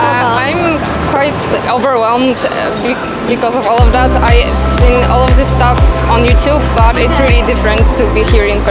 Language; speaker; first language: English; non-native, fluent; Polish